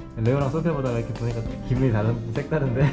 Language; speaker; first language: Korean; native; Korean